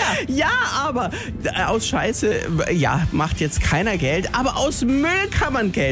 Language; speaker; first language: German; native; German